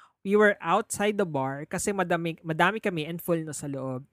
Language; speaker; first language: English; non-native, local second language; Filipino